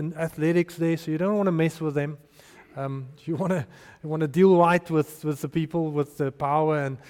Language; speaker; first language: English; non-native, local second language; Afrikaans